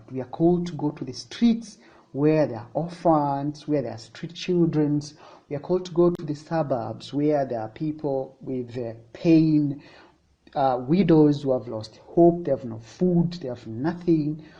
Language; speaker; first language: English; non-native, local second language; Swahili